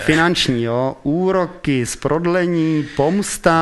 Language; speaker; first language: Czech; native; Czech